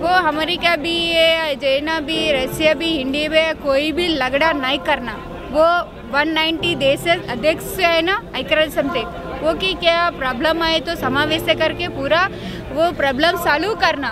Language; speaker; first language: Hindi; non-native, local second language; Telugu